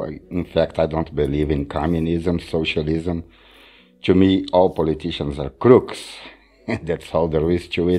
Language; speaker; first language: English; non-native, fluent; Portuguese